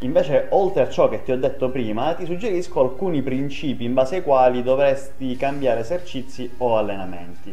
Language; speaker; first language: Italian; native; Italian